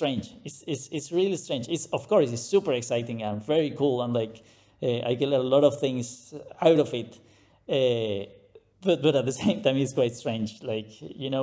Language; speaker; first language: English; non-native, fluent; Spanish